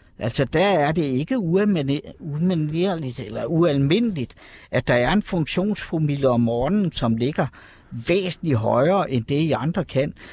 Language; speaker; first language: Danish; native; Danish